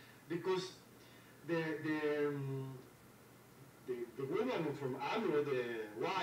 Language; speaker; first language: English; non-native, learner; Spanish